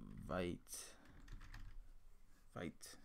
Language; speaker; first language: German; non-native, learner; English